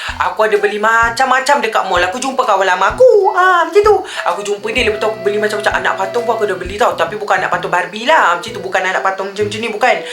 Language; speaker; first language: Malay; native; Malay